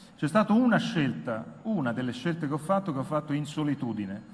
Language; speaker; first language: Italian; native; Italian